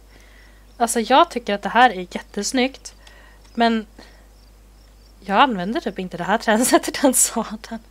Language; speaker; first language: Swedish; native; Swedish